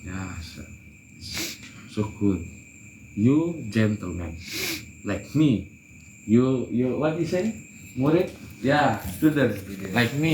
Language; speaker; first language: English; non-native, learner; Indonesian